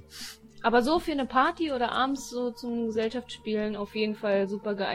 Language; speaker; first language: German; native; German